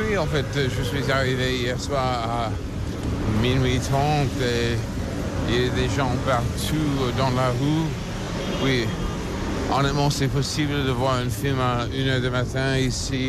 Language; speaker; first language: French; non-native, fluent; English